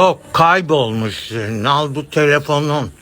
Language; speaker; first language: Turkish; native; Turkish